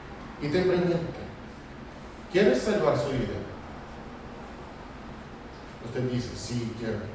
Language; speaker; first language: Spanish; non-native, fluent; Russian